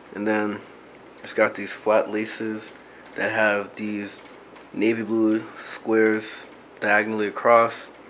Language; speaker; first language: English; native; English